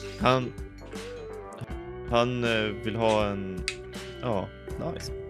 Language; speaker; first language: Swedish; native; Swedish